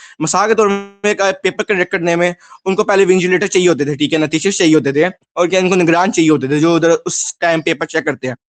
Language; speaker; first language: Urdu; non-native, local second language; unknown